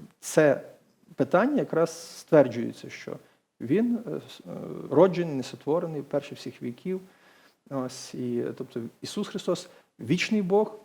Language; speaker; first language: Ukrainian; native; Ukrainian